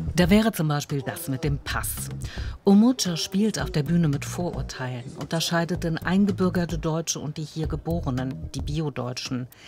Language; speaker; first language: German; native; German